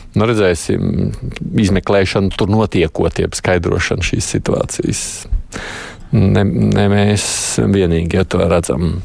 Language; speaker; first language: Latvian; native; Latvian